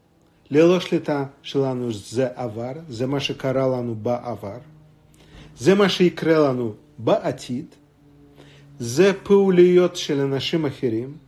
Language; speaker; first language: Hebrew; non-native, fluent; Russian